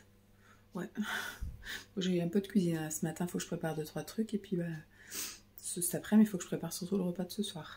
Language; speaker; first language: French; native; French